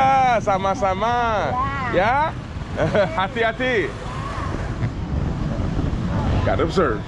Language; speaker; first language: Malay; non-native, learner; English